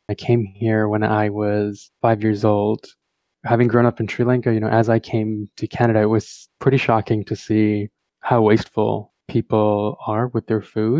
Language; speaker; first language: English; early bilingual, other home language; Tamil